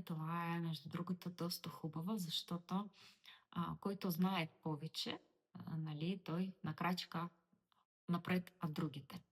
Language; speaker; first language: Bulgarian; non-native, learner; Russian